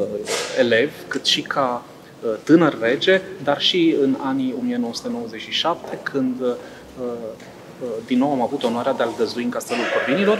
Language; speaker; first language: Romanian; native; Romanian